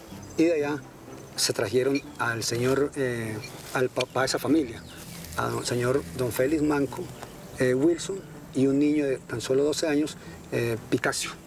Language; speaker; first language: Spanish; native; Spanish